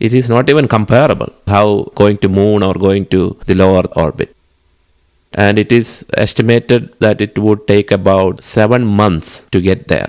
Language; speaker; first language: English; non-native, local second language; Malayalam